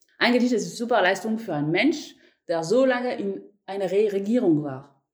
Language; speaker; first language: German; non-native, fluent; French